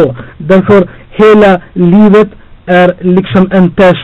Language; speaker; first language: Swedish; non-native, fluent; Albanian